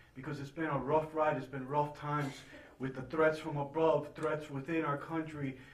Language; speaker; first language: English; early bilingual, other home language; Spanish